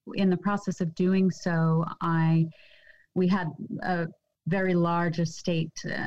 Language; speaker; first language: English; native; English